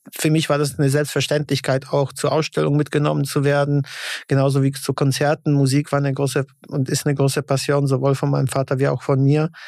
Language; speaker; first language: German; early bilingual, other home language; Polish